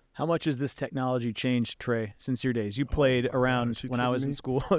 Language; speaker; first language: English; native; English